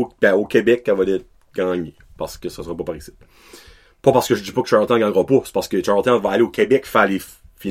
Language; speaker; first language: French; native; French